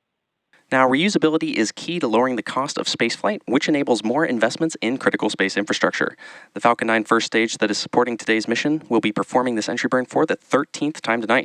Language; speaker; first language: English; native; English